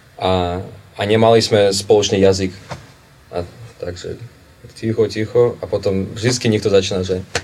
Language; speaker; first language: Slovak; non-native, fluent; Russian